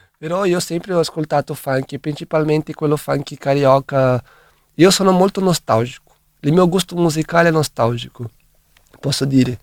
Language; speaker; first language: Italian; non-native, fluent; Portuguese